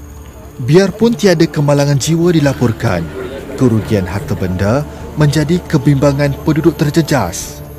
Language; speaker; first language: Malay; native; Malay